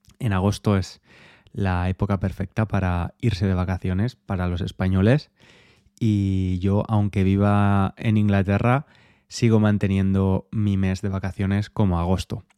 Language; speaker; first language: Spanish; native; Spanish